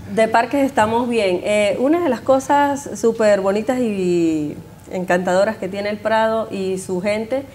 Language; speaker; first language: Spanish; native; Spanish